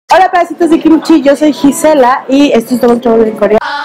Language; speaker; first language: Spanish; native; Spanish